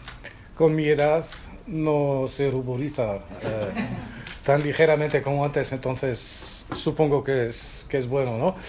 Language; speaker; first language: Spanish; non-native, fluent; German